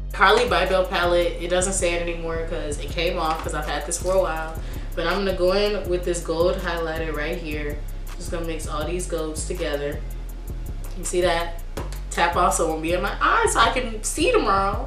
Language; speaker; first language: English; native; English